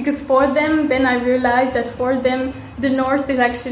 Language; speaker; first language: English; non-native, fluent; French